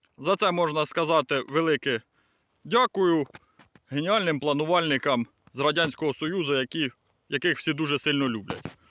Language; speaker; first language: Ukrainian; native; Ukrainian